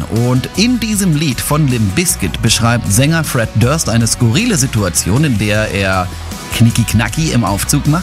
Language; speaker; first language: German; native; German